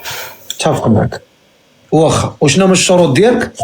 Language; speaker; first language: Arabic; native; Arabic